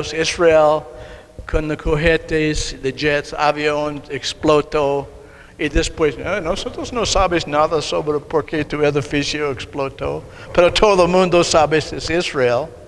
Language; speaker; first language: Spanish; non-native, learner; English